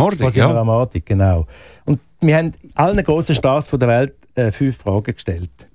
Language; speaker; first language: German; native; German